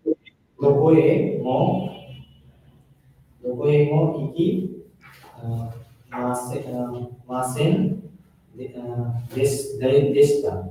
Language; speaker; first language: Japanese; non-native, learner; Bangla